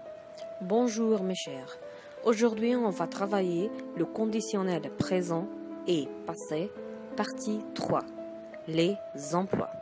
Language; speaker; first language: French; non-native, fluent; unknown